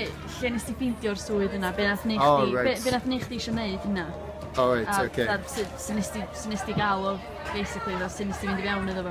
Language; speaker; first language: Welsh; native; Welsh